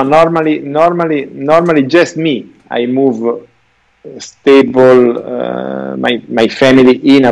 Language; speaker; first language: English; non-native, learner; Italian